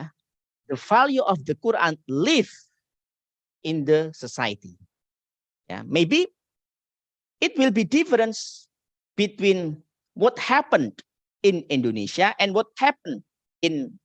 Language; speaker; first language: English; non-native, learner; Indonesian